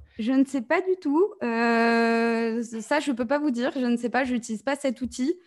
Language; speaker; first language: French; native; French